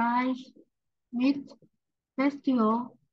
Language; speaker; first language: English; non-native, learner; Vietnamese